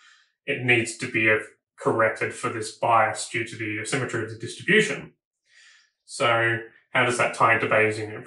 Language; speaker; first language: English; native; English